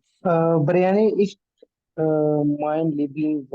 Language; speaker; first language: German; non-native, learner; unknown